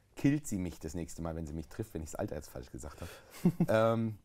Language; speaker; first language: German; native; German